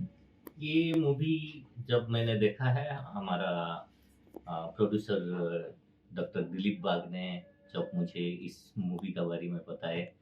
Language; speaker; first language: Hindi; non-native, local second language; Odia